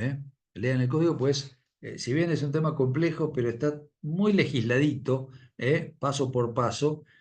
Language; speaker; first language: Spanish; native; Spanish